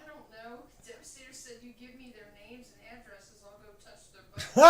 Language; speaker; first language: English; native; English